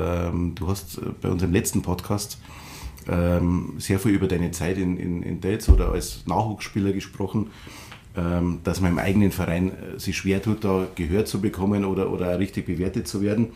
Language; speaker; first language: German; native; German